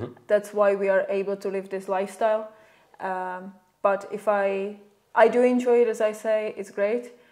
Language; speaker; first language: English; non-native, fluent; Czech